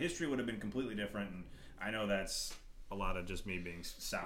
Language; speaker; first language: English; native; English